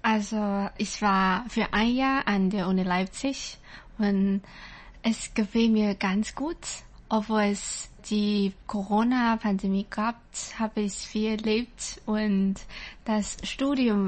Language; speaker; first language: German; non-native, learner; Chinese